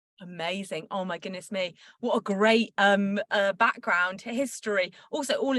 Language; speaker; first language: English; native; English